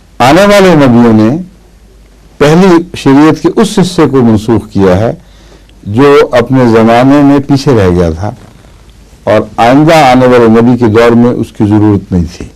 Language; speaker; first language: Urdu; native; Urdu